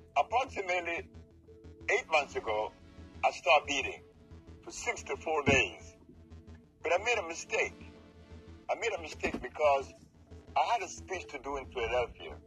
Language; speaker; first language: English; non-native, fluent; Spanish